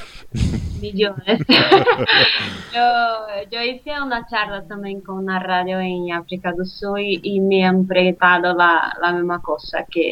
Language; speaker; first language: Spanish; non-native, fluent; Portuguese